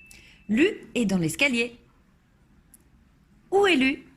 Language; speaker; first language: French; native; French